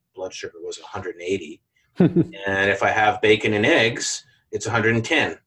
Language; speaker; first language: English; native; English